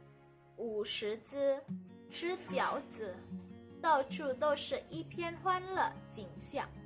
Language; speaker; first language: Chinese; non-native, fluent; Indonesian